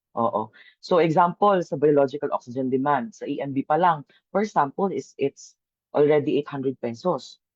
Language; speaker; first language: Filipino; non-native, local second language; Cebuano